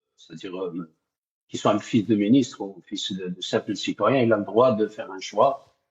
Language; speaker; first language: French; non-native, local second language; Arabic